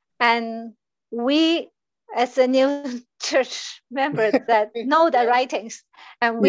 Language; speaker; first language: English; non-native, learner; Chinese